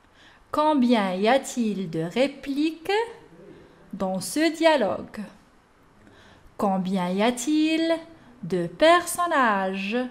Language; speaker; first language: French; non-native, local second language; Arabic